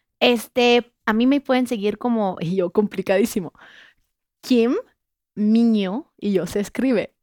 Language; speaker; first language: Spanish; non-native, fluent; French